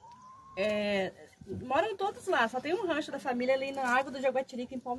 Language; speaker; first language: Portuguese; native; Portuguese